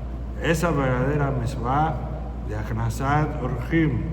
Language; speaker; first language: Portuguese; non-native, fluent; Spanish